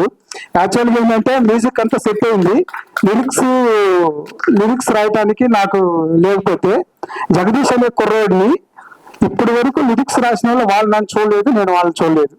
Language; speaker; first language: Telugu; native; Telugu